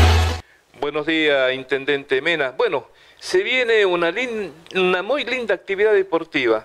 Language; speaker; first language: Spanish; native; Spanish